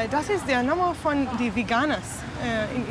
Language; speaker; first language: German; non-native, learner; Hebrew